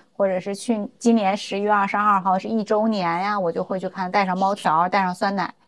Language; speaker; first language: Chinese; native; Chinese